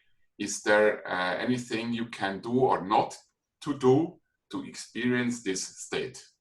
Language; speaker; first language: English; non-native, fluent; German